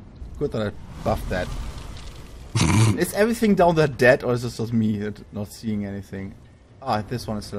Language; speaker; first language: English; non-native, fluent; German